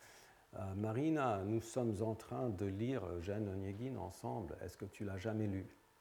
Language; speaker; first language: French; non-native, fluent; English